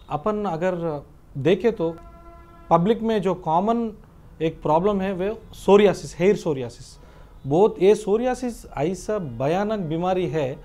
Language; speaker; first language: Hindi; non-native, local second language; Telugu